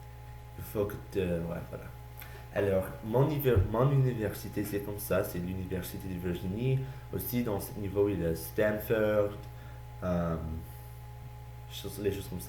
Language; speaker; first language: French; non-native, learner; English